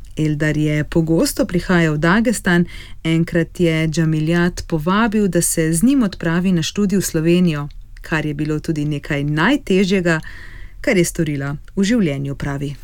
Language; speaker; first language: Slovenian; native; Slovenian